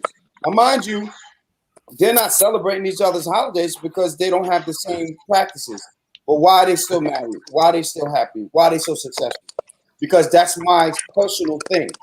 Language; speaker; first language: English; native; English